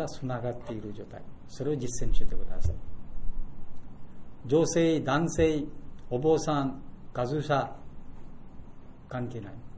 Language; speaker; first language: Japanese; non-native, fluent; Bangla